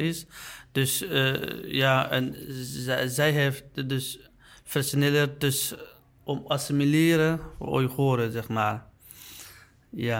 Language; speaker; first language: Dutch; non-native, learner; Uyghur